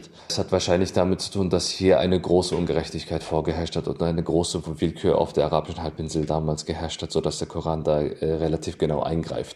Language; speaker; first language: German; native; German